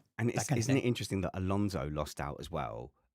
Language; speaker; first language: English; native; English